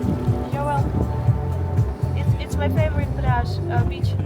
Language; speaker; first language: English; non-native, learner; Turkish